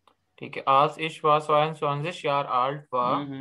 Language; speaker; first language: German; non-native, learner; Urdu